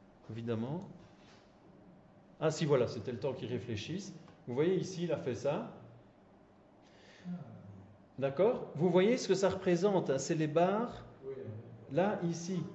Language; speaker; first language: French; native; French